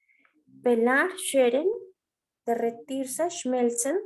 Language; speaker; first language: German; non-native, fluent; Spanish